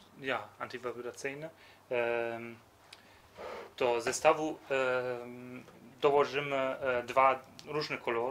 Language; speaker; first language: Polish; early bilingual, heritage; Polish